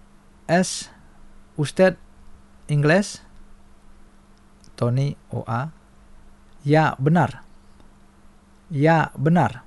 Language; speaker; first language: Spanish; non-native, fluent; Indonesian